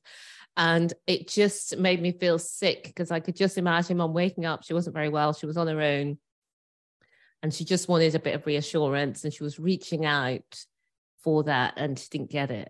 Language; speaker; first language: English; native; English